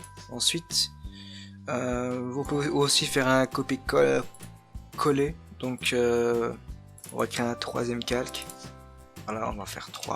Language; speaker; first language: French; native; French